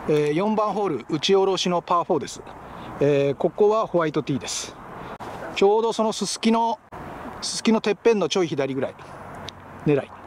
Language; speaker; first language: Japanese; native; Japanese